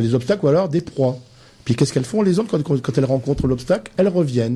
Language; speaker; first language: French; native; French